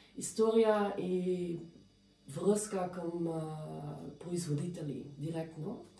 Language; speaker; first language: Bulgarian; non-native, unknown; Dutch